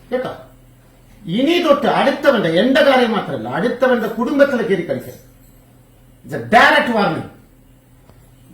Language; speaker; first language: Malayalam; non-native, fluent; Tamil